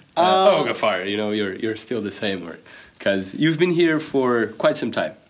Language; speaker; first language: English; non-native, fluent; Portuguese